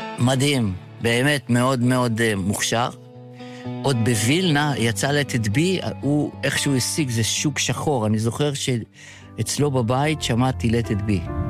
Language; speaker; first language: Hebrew; early bilingual, other home language; Yiddish